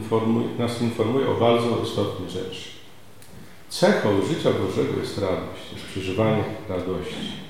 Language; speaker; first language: Polish; native; Polish